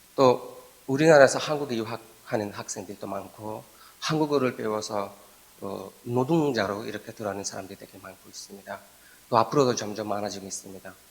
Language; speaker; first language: Korean; non-native, fluent; Bangla